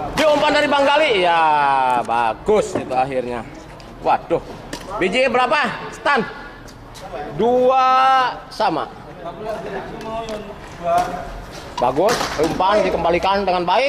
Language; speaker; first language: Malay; non-native, local second language; Javanese